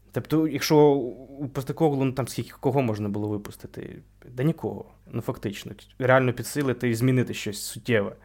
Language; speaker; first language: Ukrainian; native; Ukrainian